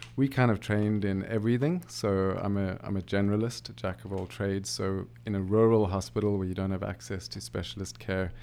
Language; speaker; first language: English; native; English